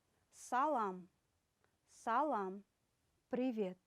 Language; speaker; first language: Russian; non-native, local second language; Kyrgyz